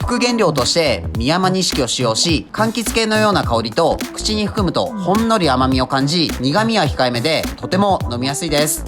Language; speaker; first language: Japanese; native; Japanese